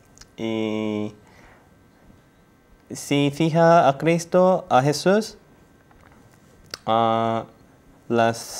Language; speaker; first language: Spanish; non-native, learner; Korean